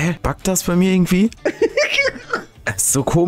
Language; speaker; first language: German; native; German